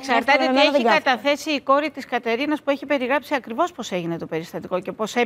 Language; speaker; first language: Greek; native; Greek